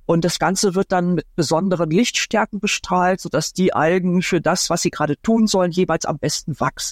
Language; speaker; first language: German; native; German